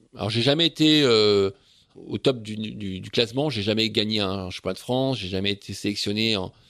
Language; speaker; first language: French; native; French